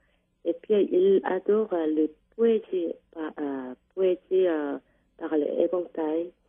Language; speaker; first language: French; non-native, learner; Korean